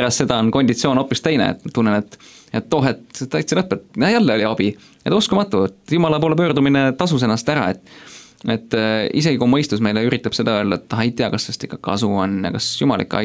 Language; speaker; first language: Estonian; native; Estonian